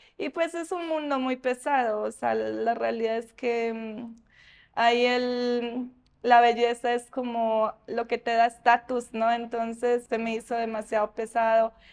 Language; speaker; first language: Spanish; native; Spanish